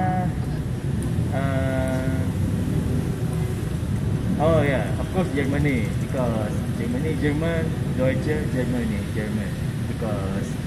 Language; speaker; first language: English; non-native, learner; Indonesian